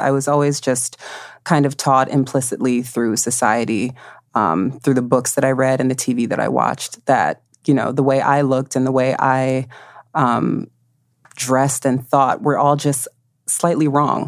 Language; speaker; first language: English; native; English